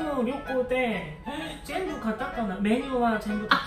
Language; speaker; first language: Japanese; non-native, learner; Korean